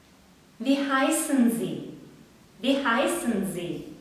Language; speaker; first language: German; non-native, fluent; Belarusian